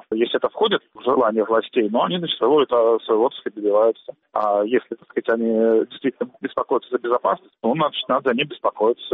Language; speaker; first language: Russian; native; Russian